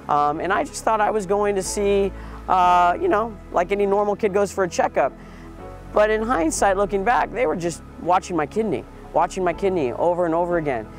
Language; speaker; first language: English; native; English